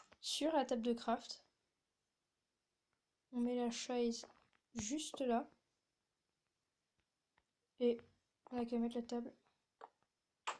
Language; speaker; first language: French; native; French